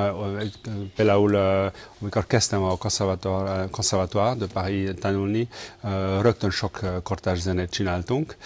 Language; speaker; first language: Hungarian; non-native, fluent; French